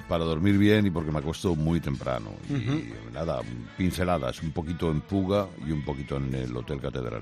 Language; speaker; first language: Spanish; native; Spanish